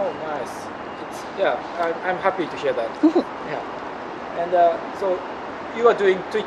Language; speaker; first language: English; non-native, fluent; Japanese